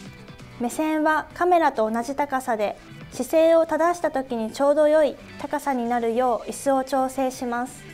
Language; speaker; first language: Japanese; native; Japanese